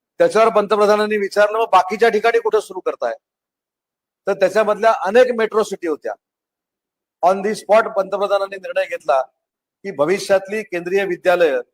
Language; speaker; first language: Marathi; native; Marathi